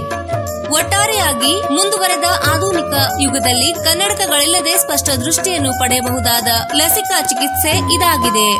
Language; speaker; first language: Kannada; native; Kannada